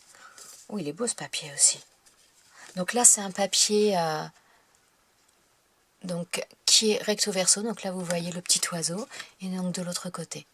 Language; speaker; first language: French; native; French